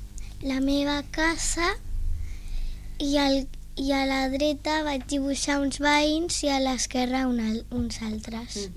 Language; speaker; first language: Catalan; non-native, local second language; Spanish